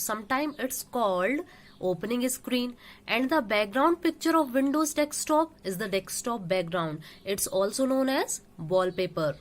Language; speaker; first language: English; non-native, local second language; Hindi